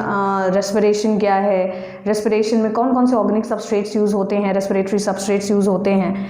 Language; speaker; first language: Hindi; native; Hindi